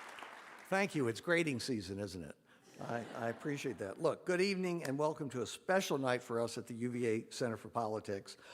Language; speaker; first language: English; native; English